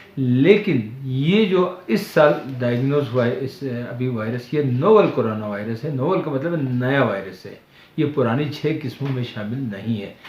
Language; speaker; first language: Urdu; non-native, local second language; Balti